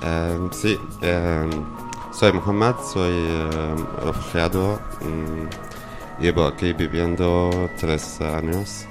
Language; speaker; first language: Spanish; non-native, learner; Arabic